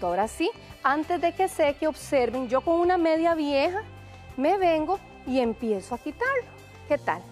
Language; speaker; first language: Spanish; native; Spanish